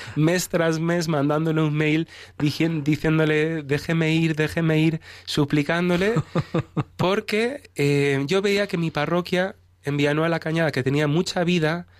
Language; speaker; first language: Spanish; native; Spanish